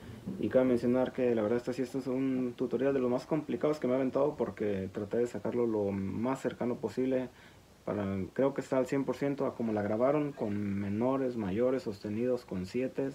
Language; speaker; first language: Spanish; native; Spanish